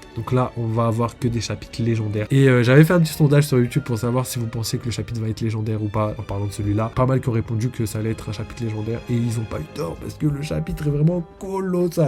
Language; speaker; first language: French; native; French